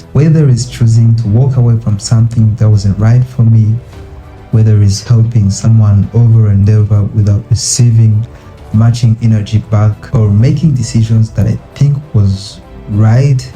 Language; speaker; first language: English; non-native, local second language; Kinyarwanda